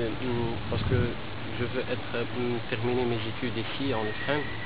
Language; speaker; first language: French; non-native, local second language; Arabic